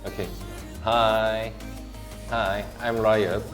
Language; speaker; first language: English; non-native, learner; Korean